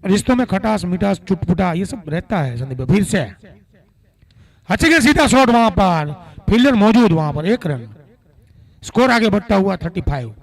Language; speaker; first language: Hindi; non-native, local second language; Gujarati